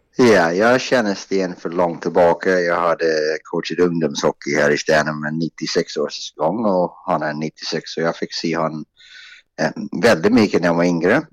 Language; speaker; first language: Norwegian; non-native, fluent; Swedish